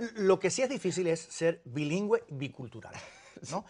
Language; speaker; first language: Spanish; early bilingual, heritage; Spanish